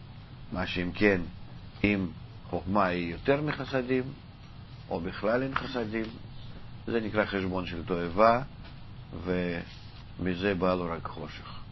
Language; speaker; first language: Hebrew; non-native, fluent; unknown